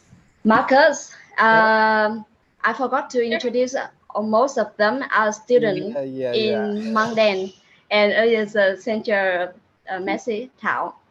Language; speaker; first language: English; non-native, learner; Vietnamese